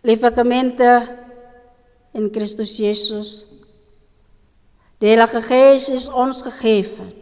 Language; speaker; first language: Dutch; non-native, learner; Indonesian